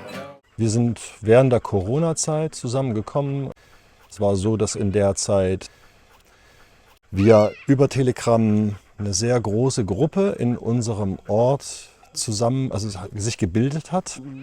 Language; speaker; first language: German; native; German